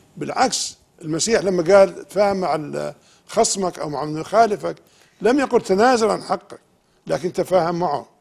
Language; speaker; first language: Arabic; native; Arabic